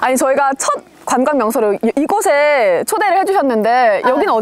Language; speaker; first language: Korean; native; Korean